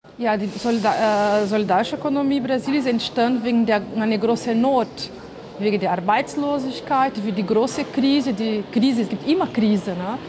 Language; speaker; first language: German; non-native, fluent; Portuguese